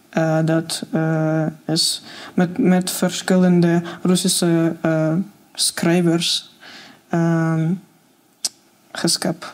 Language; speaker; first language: Dutch; non-native, learner; Russian